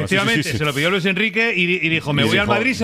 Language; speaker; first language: Spanish; native; Spanish